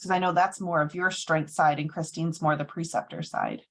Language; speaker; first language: English; native; English